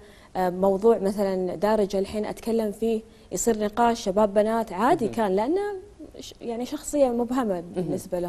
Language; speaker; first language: Arabic; native; Arabic